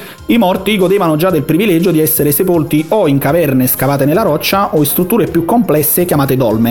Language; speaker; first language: Italian; native; Italian